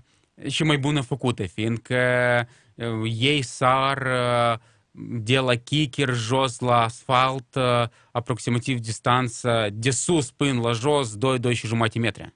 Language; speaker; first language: Romanian; non-native, local second language; Russian